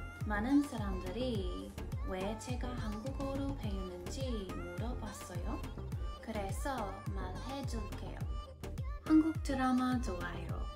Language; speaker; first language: Korean; non-native, learner; English